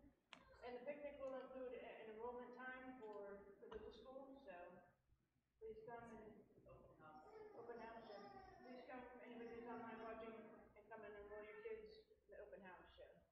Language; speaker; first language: English; native; English